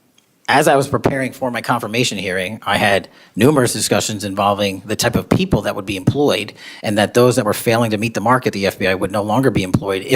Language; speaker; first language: English; native; English